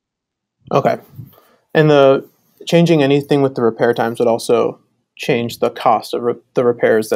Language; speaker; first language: English; native; English